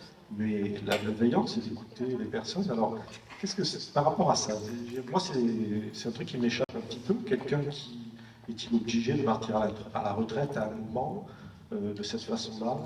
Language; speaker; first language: French; native; French